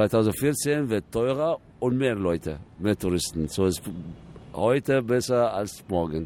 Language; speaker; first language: German; non-native, fluent; Arabic